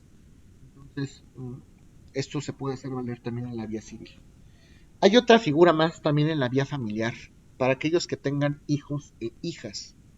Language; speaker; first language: Spanish; native; Spanish